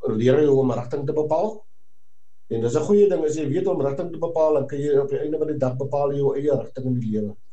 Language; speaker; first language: Afrikaans; native; Afrikaans